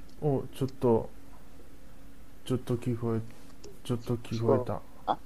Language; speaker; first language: Japanese; non-native, learner; Chinese